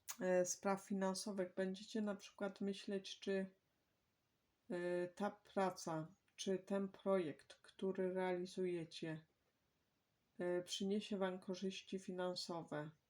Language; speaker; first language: Polish; native; Polish